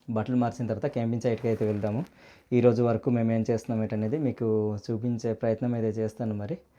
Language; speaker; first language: Telugu; non-native, local second language; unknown